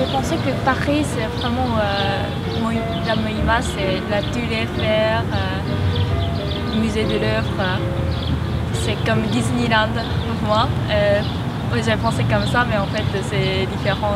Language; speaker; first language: French; non-native, learner; Japanese